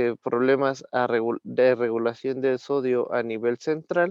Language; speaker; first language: Spanish; native; Spanish